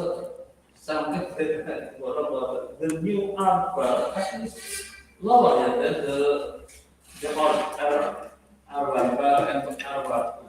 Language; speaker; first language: English; non-native, learner; Indonesian